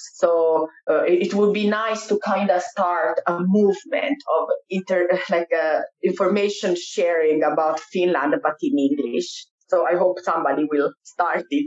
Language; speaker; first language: English; non-native, fluent; Italian